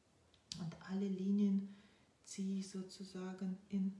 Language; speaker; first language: German; non-native, fluent; Russian